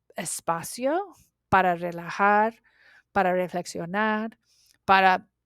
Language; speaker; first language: Spanish; non-native, learner; English